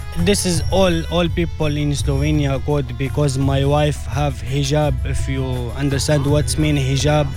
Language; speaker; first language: English; non-native, learner; Arabic